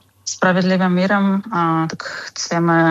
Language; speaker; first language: Czech; non-native, fluent; Ukrainian